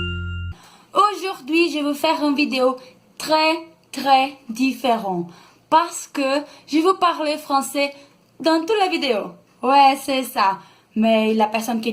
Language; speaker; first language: French; non-native, learner; Portuguese